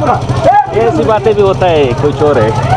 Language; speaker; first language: Hindi; non-native, learner; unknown